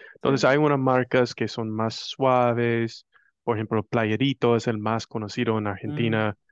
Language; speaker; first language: Spanish; non-native, fluent; English